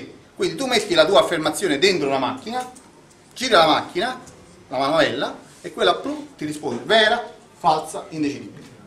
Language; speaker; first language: Italian; native; Italian